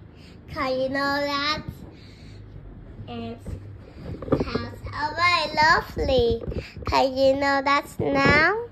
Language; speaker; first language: English; non-native, learner; Vietnamese